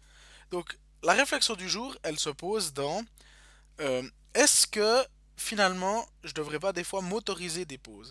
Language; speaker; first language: French; native; French